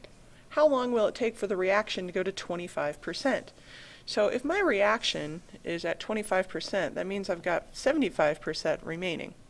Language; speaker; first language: English; native; English